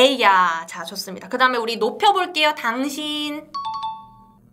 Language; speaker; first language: Korean; native; Korean